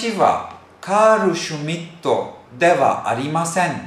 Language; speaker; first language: Japanese; non-native, fluent; Turkish